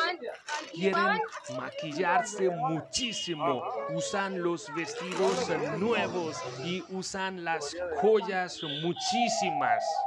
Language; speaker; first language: Spanish; non-native, fluent; Hindi